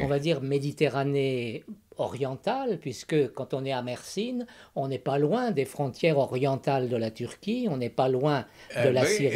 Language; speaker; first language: French; native; French